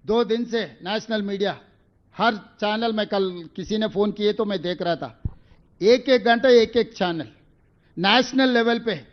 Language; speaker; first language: Hindi; non-native, local second language; Telugu